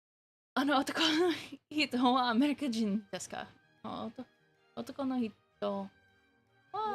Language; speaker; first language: Japanese; non-native, learner; English